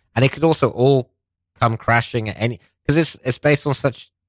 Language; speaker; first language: English; non-native, local second language; Persian